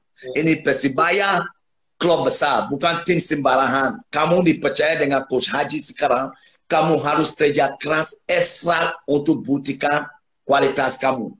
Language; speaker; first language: Indonesian; non-native, fluent; English